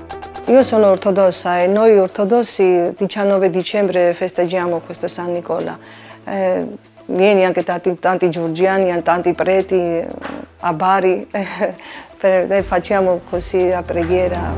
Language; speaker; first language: Italian; non-native, learner; Georgian